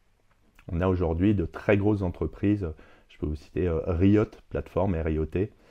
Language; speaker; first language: French; native; French